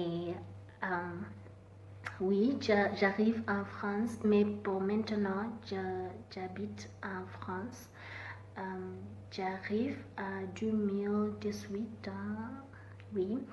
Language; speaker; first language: French; non-native, learner; Southern Sotho